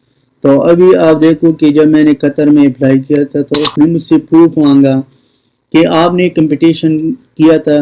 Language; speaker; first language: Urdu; non-native, local second language; Pashto